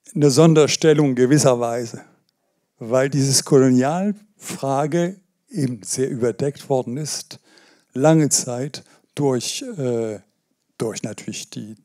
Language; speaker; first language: German; non-native, fluent; French